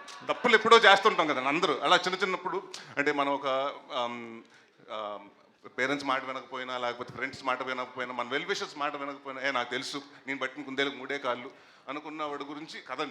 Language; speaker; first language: Telugu; native; Telugu